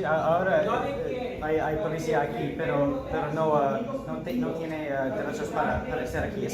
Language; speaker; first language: Spanish; non-native, learner; English